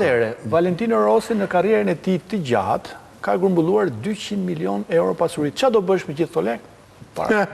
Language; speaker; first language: Albanian; native; Albanian